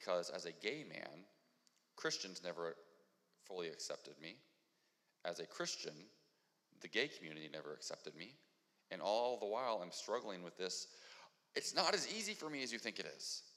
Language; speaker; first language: English; native; English